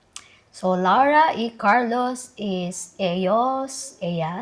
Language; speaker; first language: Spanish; non-native, learner; Filipino